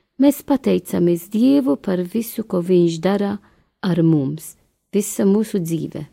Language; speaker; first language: Latvian; non-native, learner; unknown